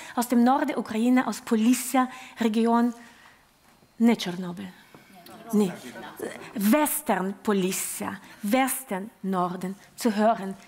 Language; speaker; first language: German; non-native, learner; Ukrainian